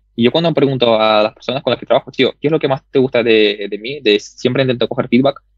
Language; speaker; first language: Spanish; early bilingual, other home language; Russian